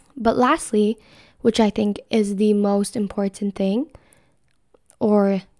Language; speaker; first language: English; non-native, fluent; Chinese